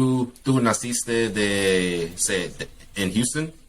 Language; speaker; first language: Spanish; non-native, learner; English